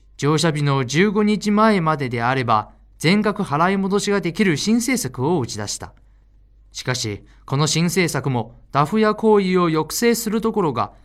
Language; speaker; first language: Japanese; non-native, fluent; Chinese